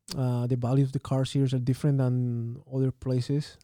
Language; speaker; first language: English; non-native, fluent; Spanish